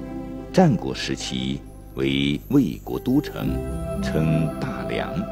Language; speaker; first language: Chinese; native; Chinese